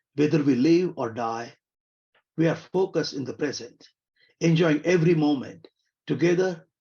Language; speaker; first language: English; non-native, local second language; Marathi